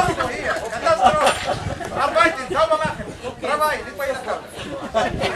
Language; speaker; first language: German; non-native, learner; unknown